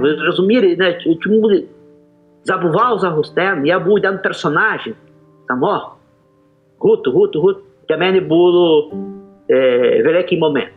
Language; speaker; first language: Ukrainian; early bilingual, heritage; Portuguese